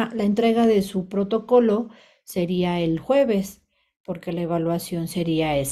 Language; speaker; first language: Spanish; native; Spanish